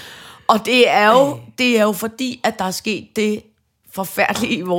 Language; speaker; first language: Danish; native; Danish